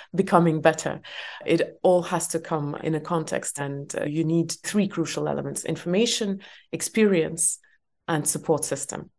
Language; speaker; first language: English; non-native, fluent; Estonian